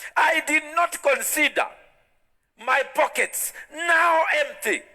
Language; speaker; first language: English; non-native, local second language; Swahili